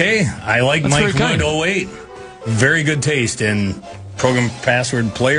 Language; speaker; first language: English; native; English